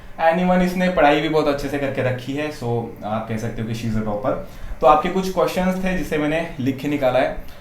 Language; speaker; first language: Hindi; non-native, local second language; Marathi